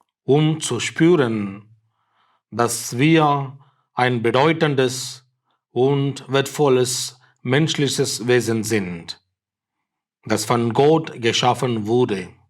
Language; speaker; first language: German; non-native, fluent; Tamil